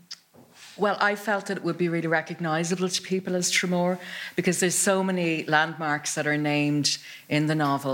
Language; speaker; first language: English; native; English